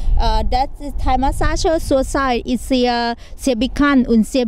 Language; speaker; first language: German; non-native, learner; Thai